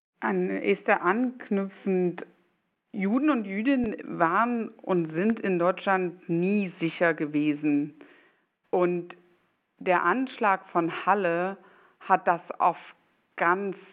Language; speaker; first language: German; native; German